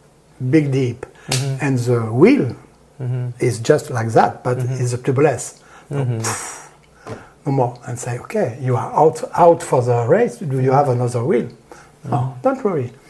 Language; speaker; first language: English; non-native, learner; French